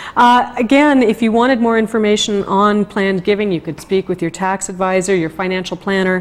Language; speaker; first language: English; native; English